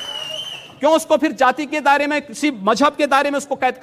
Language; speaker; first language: Hindi; native; Hindi